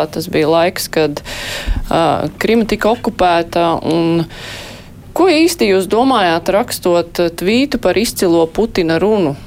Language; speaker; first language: Latvian; native; Latvian